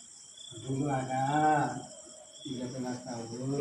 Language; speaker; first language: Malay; non-native, fluent; Bangla